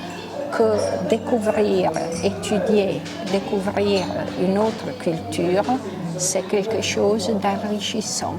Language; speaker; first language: French; non-native, local second language; Italian